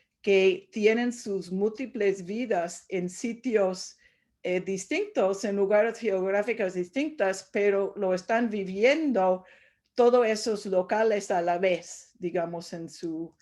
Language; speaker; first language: Spanish; non-native, fluent; English